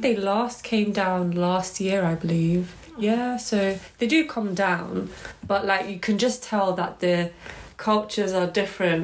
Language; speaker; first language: English; native; English